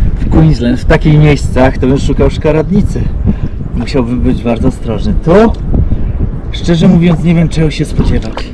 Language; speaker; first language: Polish; native; Polish